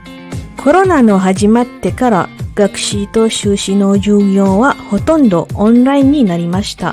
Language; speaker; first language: Japanese; non-native, learner; Malay